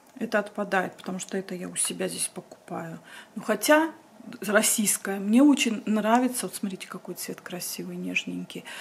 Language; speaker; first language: Russian; native; Russian